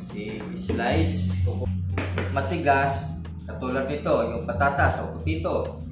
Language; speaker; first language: Filipino; non-native, local second language; Cebuano